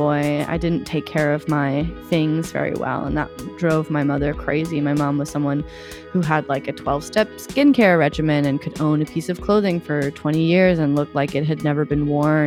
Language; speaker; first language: English; native; English